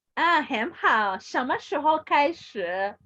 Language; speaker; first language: Chinese; non-native, fluent; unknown